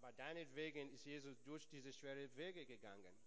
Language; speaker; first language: German; non-native, learner; English